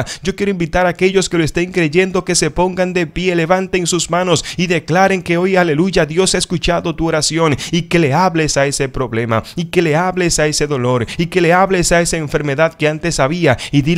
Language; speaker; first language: Spanish; native; Spanish